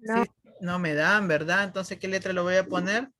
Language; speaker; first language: Spanish; native; Spanish